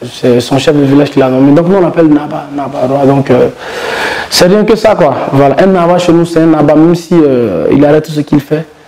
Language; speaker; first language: French; non-native, local second language; Mossi